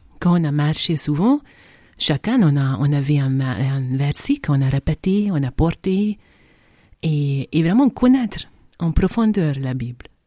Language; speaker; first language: French; non-native, fluent; Hungarian